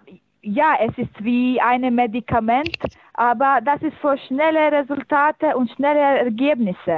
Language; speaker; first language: German; non-native, learner; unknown